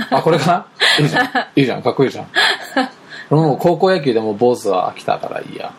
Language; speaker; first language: Japanese; early bilingual, heritage; Japanese